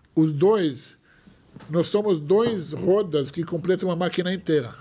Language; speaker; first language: Portuguese; non-native, fluent; Hebrew